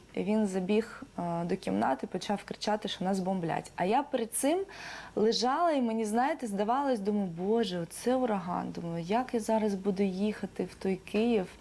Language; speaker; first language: Ukrainian; non-native, local second language; Russian